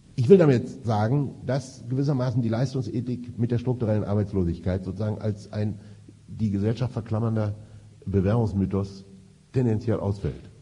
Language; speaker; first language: German; native; German